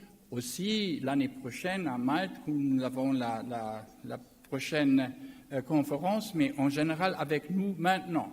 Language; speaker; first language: French; non-native, learner; German